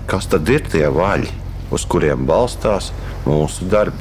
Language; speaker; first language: Latvian; native; Latvian